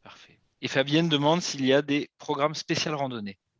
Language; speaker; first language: French; native; French